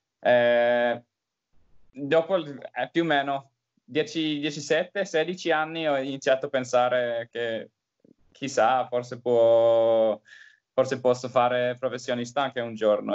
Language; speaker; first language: Italian; non-native, learner; Finnish